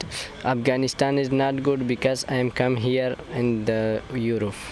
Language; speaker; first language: English; non-native, learner; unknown